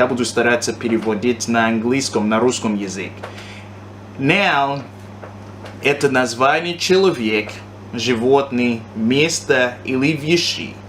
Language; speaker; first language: Russian; non-native, learner; English